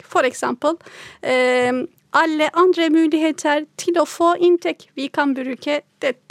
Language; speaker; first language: Norwegian; non-native, fluent; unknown